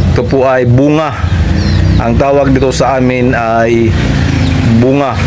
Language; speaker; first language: Filipino; non-native, local second language; Cebuano